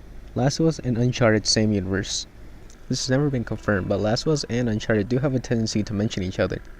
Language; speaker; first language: English; native; English